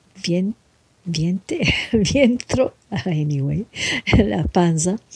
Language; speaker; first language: Spanish; non-native, learner; English